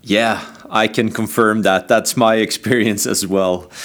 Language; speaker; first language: English; non-native, fluent; Norwegian